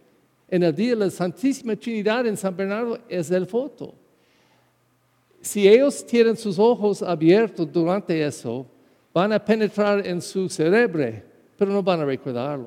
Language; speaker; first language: Spanish; non-native, fluent; English